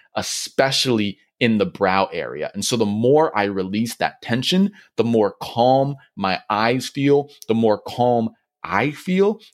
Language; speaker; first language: English; native; English